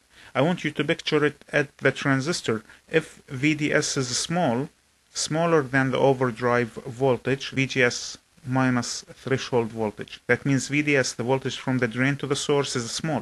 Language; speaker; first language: English; non-native, fluent; Arabic